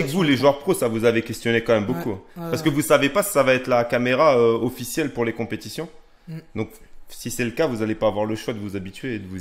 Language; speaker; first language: French; native; French